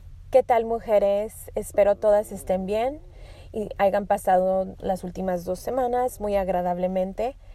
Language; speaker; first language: Spanish; early bilingual, heritage; Spanish